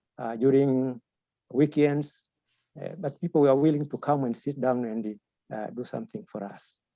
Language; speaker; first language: English; non-native, local second language; Swahili